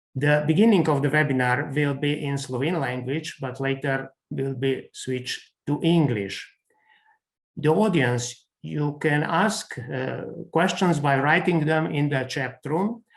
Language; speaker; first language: English; non-native, fluent; Slovenian